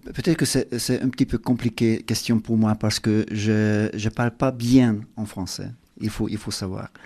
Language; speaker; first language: French; non-native, learner; Hungarian